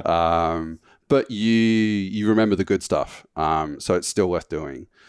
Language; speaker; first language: English; native; English